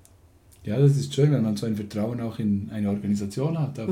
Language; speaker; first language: German; native; German